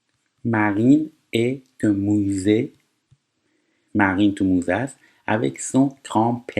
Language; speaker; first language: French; non-native, fluent; Persian